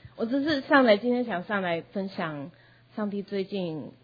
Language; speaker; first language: Chinese; early bilingual, heritage; Chinese